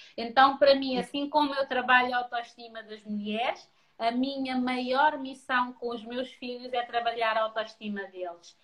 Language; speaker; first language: Portuguese; non-native, local second language; Kabuverdianu